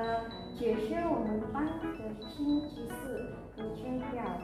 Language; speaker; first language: Chinese; non-native, learner; Indonesian